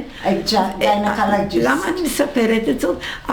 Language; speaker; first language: Hebrew; non-native, fluent; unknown